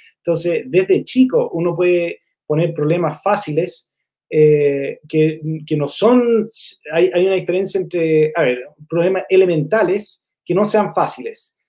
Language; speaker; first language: Spanish; non-native, fluent; English